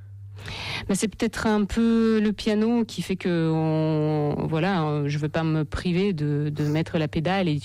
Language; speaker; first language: French; non-native, fluent; Russian